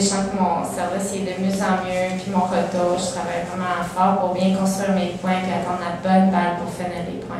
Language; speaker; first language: French; native; French